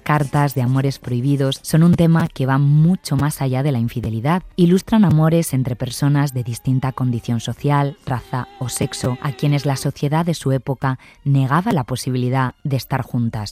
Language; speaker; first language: Spanish; native; Spanish